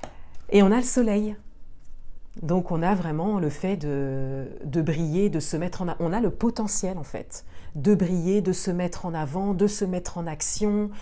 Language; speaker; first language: French; native; French